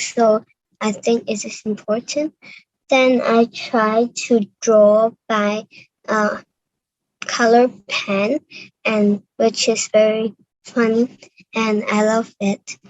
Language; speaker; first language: English; non-native, learner; Cantonese